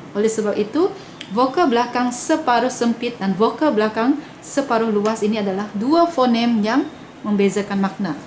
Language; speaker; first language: Malay; non-native, local second language; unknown